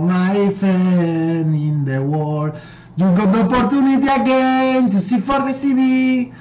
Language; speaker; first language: English; non-native, learner; Spanish